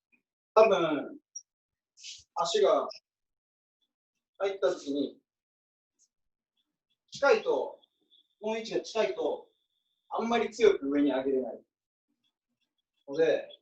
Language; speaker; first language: Japanese; native; Japanese